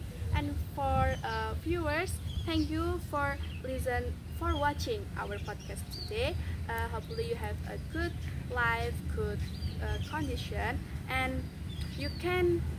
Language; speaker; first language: English; non-native, learner; Indonesian